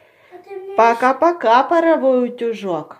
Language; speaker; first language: Russian; native; Russian